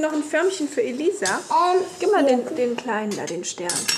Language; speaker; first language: German; native; German